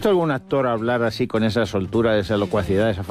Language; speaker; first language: Spanish; native; Spanish